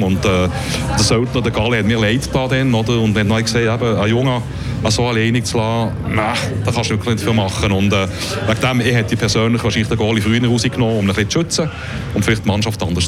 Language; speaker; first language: German; native; German